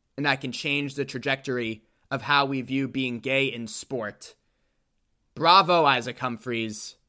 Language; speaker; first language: English; native; English